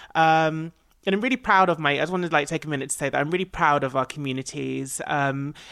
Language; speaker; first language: English; native; English